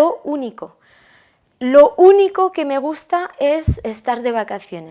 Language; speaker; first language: Spanish; non-native, fluent; French